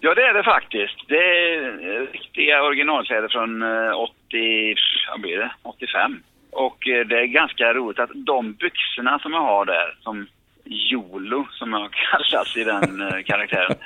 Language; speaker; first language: Swedish; native; Swedish